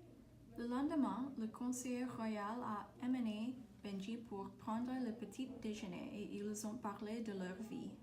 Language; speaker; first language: French; non-native, learner; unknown